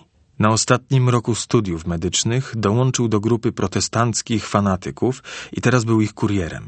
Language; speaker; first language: Polish; native; Polish